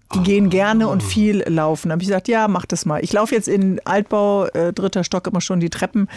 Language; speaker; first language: German; native; German